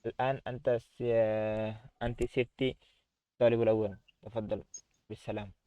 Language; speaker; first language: Arabic; non-native, fluent; Bangla